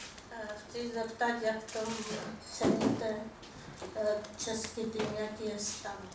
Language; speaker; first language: Czech; non-native, fluent; Armenian